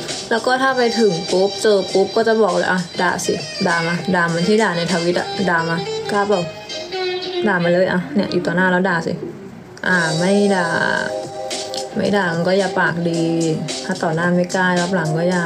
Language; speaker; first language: Thai; native; Thai